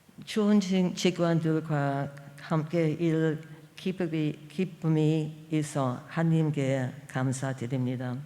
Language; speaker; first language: Korean; non-native, fluent; English